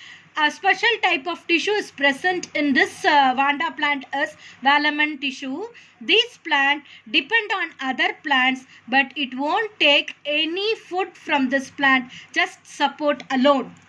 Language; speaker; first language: English; non-native, local second language; Tamil